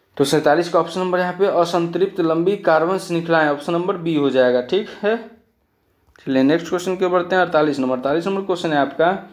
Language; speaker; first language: Hindi; native; Hindi